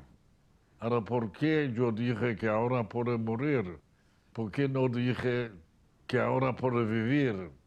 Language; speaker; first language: Spanish; non-native, fluent; Yiddish